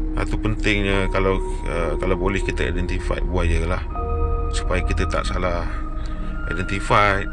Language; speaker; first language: Malay; native; Malay